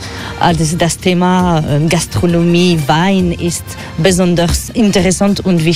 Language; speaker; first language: German; non-native, learner; French